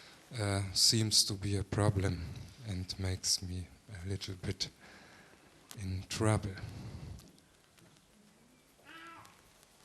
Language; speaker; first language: English; non-native, learner; German